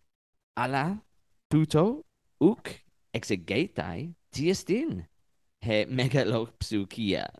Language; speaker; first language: Greek; non-native, learner; English